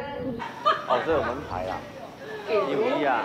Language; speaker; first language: Chinese; native; Chinese